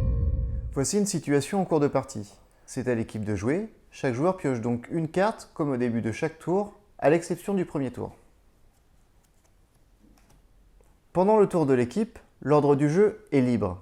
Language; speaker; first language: French; native; French